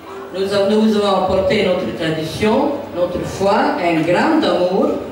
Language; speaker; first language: French; non-native, learner; Serbian